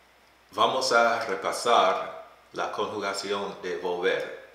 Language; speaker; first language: Spanish; non-native, fluent; English